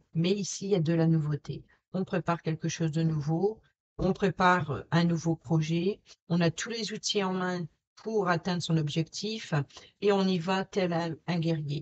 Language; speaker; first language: French; native; French